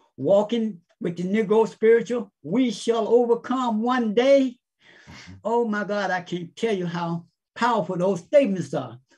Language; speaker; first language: English; native; English